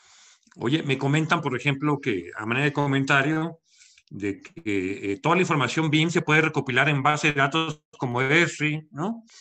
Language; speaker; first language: Spanish; native; Spanish